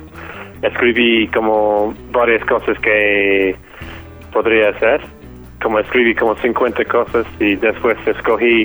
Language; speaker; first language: Spanish; non-native, fluent; English